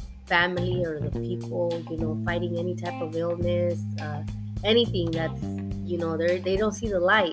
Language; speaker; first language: English; early bilingual, other home language; Spanish